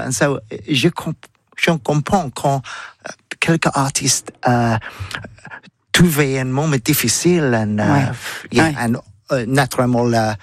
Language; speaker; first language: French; non-native, learner; English